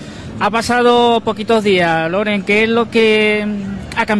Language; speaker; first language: Spanish; native; Spanish